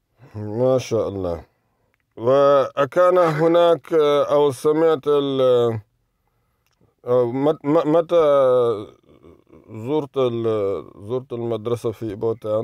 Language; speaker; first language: Arabic; non-native, fluent; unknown